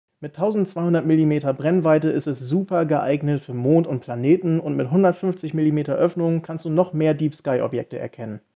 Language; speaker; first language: German; native; German